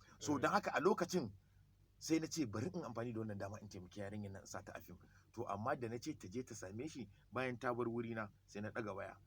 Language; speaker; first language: Hausa; native; Hausa